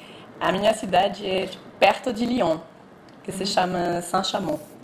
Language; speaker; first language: Portuguese; non-native, fluent; French